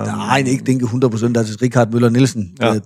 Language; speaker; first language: German; non-native, fluent; Danish